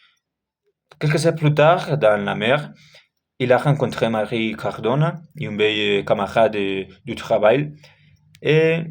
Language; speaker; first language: French; non-native, learner; Spanish